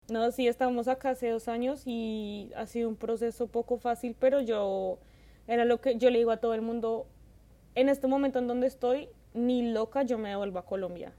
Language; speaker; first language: Spanish; native; Spanish